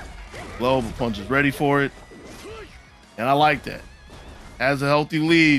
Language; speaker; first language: English; native; English